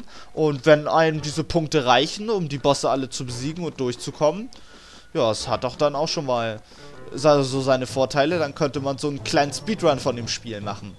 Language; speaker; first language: German; native; German